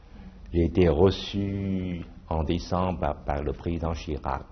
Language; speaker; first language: French; non-native, fluent; Chinese